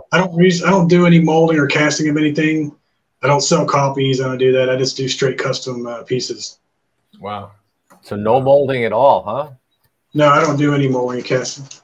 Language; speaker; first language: English; native; English